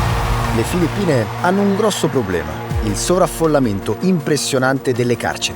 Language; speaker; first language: Italian; native; Italian